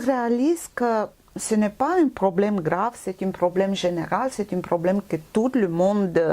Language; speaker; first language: French; non-native, fluent; Romanian